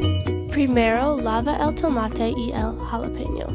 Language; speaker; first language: Spanish; non-native, learner; English